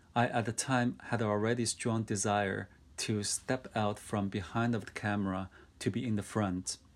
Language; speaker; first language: English; non-native, fluent; Chinese